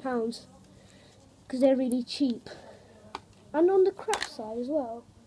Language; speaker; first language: English; early bilingual, other home language; Polish